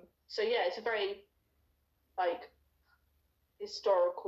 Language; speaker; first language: English; native; English